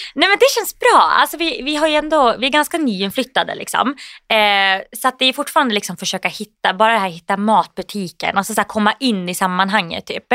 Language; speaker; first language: Swedish; native; Swedish